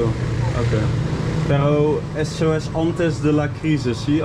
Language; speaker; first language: Spanish; non-native, learner; Dutch